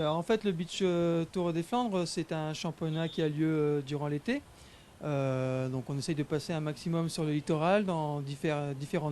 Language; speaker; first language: French; native; French